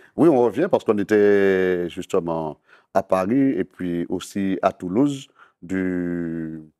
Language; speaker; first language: French; native; French